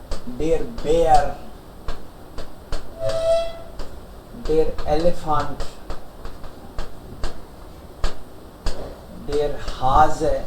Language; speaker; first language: Hindi; native; Hindi